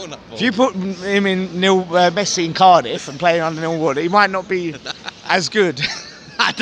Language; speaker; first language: English; native; English